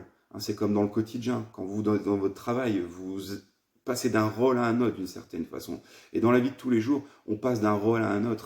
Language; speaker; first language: French; native; French